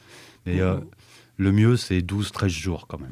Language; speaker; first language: French; native; French